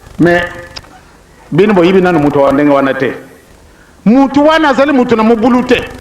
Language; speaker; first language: Lingala; non-native, local second language; Kongo